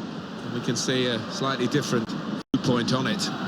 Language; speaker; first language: English; native; English